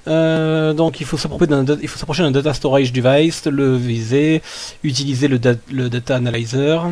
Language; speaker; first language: French; native; French